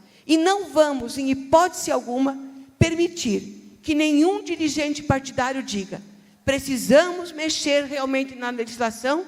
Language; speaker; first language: Portuguese; native; Portuguese